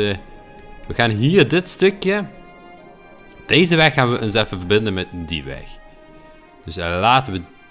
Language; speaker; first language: Dutch; native; Dutch